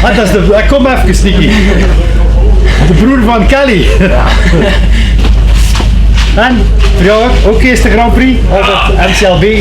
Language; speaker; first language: Dutch; native; Dutch